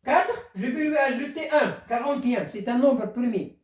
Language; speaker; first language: French; non-native, local second language; Arabic